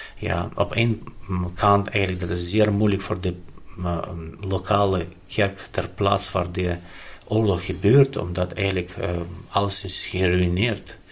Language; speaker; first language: Dutch; non-native, fluent; Ukrainian